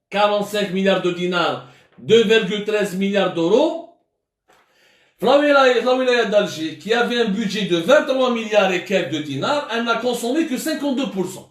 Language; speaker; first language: French; non-native, local second language; Arabic